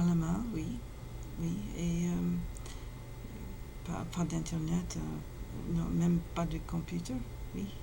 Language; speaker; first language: French; non-native, fluent; English